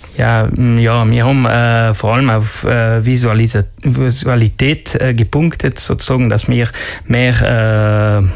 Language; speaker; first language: German; non-native, local second language; Ladin